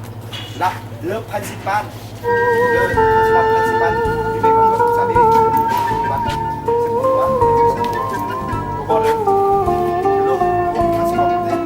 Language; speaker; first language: French; non-native, learner; Vietnamese